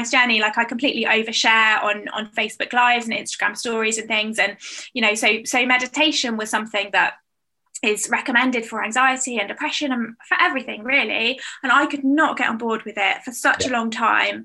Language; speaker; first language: English; native; English